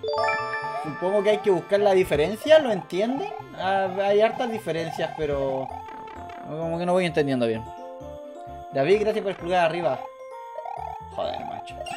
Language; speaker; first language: Spanish; native; Spanish